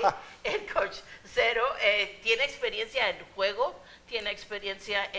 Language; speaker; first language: Spanish; native; Spanish